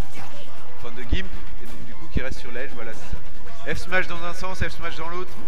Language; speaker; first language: French; native; French